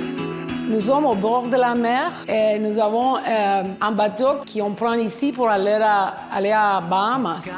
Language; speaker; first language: French; non-native, fluent; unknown